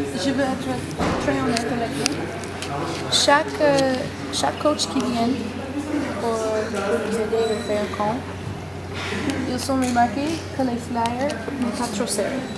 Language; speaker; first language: French; non-native, learner; English